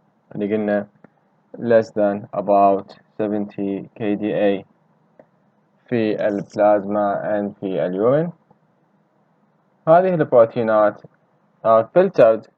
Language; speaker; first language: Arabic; native; Arabic